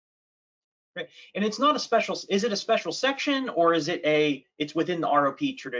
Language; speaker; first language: English; native; English